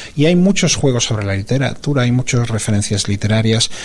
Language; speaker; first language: Spanish; native; Spanish